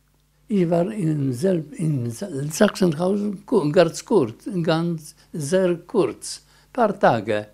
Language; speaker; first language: German; non-native, learner; Polish